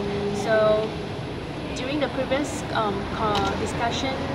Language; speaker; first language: English; non-native, local second language; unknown